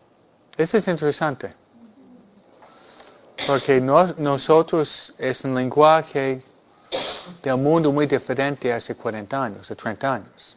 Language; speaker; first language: Spanish; non-native, fluent; English